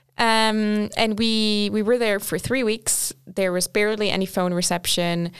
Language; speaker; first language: English; non-native, fluent; Portuguese